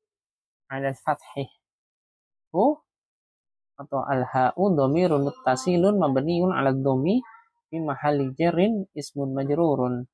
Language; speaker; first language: Arabic; non-native, fluent; Indonesian